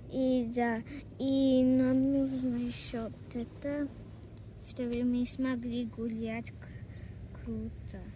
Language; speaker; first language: Russian; early bilingual, heritage; Russian